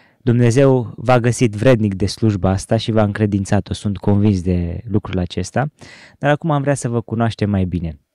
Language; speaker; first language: Romanian; native; Romanian